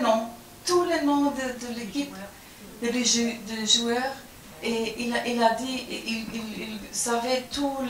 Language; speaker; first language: French; non-native, fluent; German